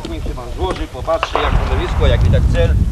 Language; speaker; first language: Polish; native; Polish